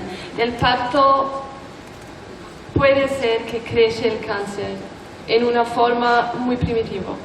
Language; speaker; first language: Spanish; non-native, learner; German